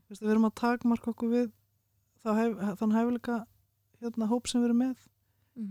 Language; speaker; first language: Icelandic; early bilingual, other home language; Russian